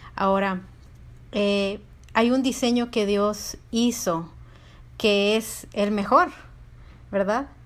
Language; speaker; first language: Spanish; early bilingual, heritage; Spanish